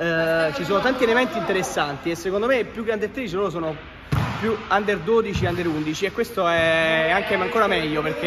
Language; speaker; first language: Italian; native; Italian